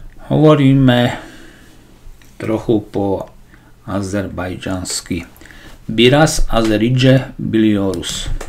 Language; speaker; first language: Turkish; non-native, learner; Slovak